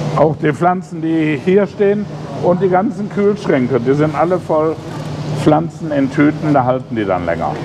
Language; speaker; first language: German; native; German